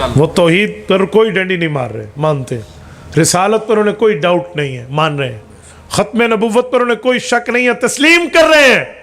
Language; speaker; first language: Urdu; non-native, local second language; Punjabi